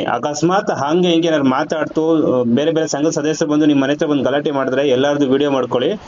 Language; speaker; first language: Kannada; native; Kannada